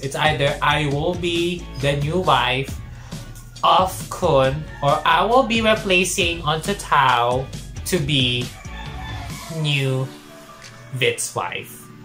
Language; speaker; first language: English; non-native, local second language; Filipino